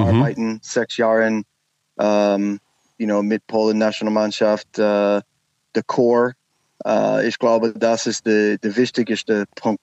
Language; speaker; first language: German; non-native, learner; English